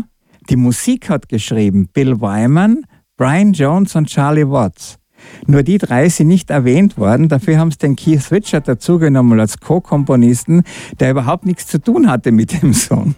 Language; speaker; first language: German; native; German